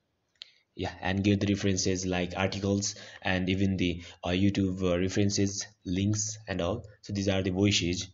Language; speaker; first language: English; non-native, fluent; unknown